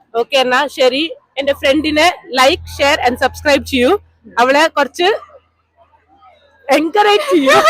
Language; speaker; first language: Malayalam; non-native, local second language; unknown